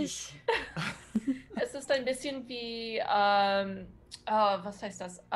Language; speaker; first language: German; non-native, learner; English